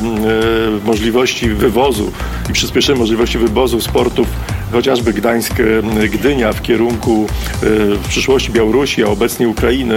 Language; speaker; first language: Polish; native; Polish